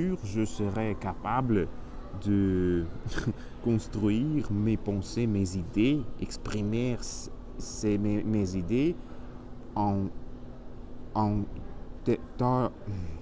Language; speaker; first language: French; non-native, learner; Spanish